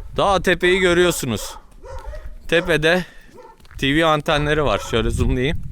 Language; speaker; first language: Turkish; native; Turkish